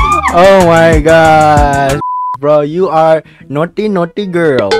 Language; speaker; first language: English; non-native, learner; Indonesian